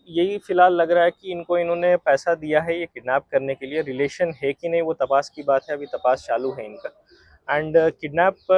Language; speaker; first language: Hindi; non-native, local second language; Gujarati